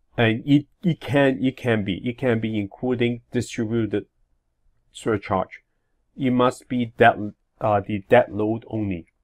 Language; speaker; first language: English; non-native, fluent; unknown